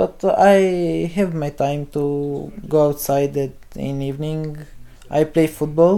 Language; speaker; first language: English; non-native, learner; Albanian